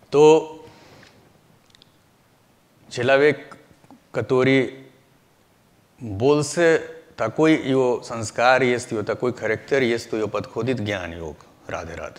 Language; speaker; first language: Russian; non-native, learner; Hindi